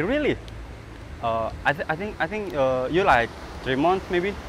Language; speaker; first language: English; non-native, learner; Indonesian